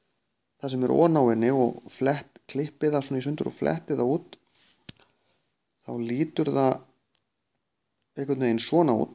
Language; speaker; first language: Icelandic; native; Icelandic